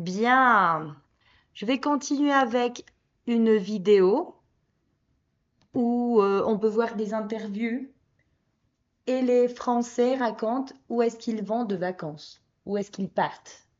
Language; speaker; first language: French; non-native, fluent; Spanish